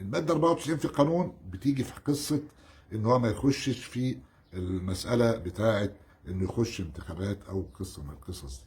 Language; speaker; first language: Arabic; native; Arabic